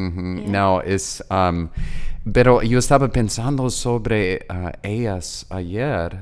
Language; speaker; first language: Spanish; non-native, learner; English